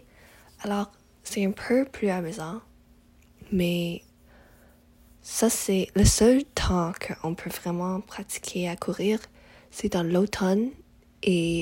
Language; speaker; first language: French; non-native, learner; English